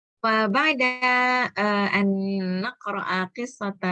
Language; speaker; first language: Arabic; non-native, fluent; Indonesian